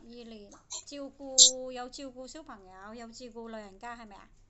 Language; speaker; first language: Cantonese; native; Cantonese